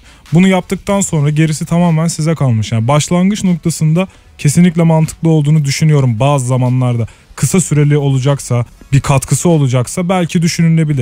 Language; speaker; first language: Turkish; native; Turkish